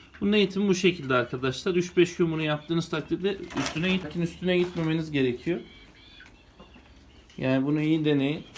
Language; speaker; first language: Turkish; native; Turkish